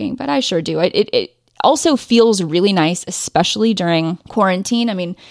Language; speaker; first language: English; native; English